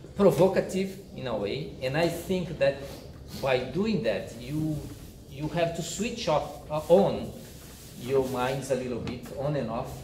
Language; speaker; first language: English; non-native, fluent; Portuguese